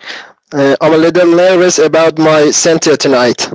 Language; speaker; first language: English; non-native, learner; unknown